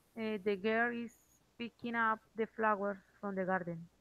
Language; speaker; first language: English; non-native, learner; Spanish